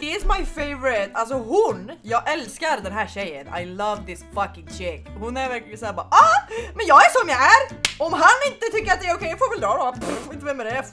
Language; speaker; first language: Swedish; native; Swedish